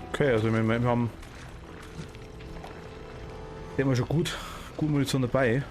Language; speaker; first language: German; native; German